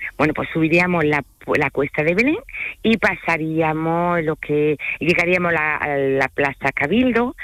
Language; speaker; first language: Spanish; early bilingual, other home language; French